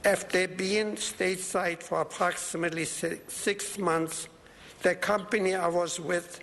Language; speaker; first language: English; non-native, fluent; Polish